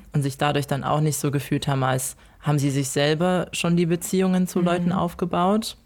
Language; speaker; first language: German; native; German